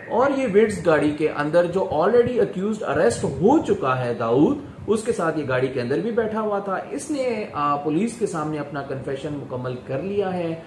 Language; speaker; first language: Urdu; non-native, local second language; Pashto